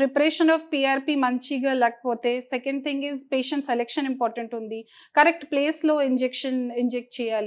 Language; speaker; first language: Telugu; non-native, fluent; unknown